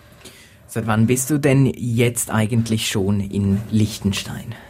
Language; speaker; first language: German; native; German